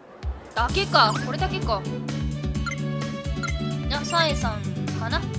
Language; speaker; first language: Japanese; native; Japanese